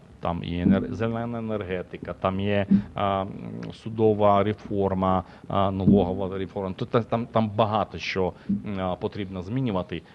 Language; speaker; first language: Ukrainian; non-native, local second language; Russian